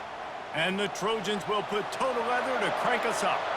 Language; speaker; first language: English; native; English